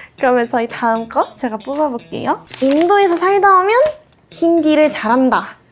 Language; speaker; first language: Korean; native; Korean